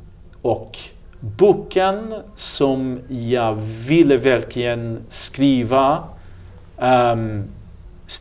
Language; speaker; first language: Swedish; non-native, learner; English